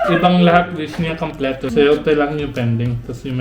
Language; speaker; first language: Filipino; non-native, learner; Punjabi